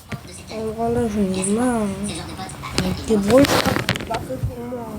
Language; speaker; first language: French; native; French